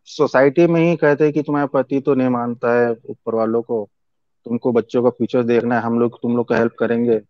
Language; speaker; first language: Hindi; native; Hindi